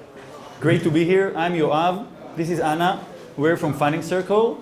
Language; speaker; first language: English; non-native, fluent; Hebrew